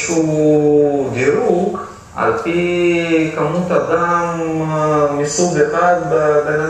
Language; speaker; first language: Hebrew; non-native, fluent; Russian